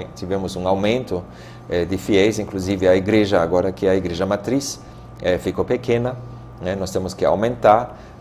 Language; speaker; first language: Portuguese; non-native, fluent; German